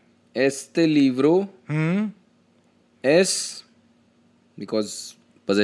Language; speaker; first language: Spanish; non-native, learner; Hindi